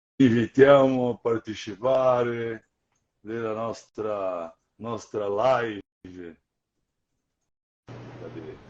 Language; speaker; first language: Italian; non-native, learner; Portuguese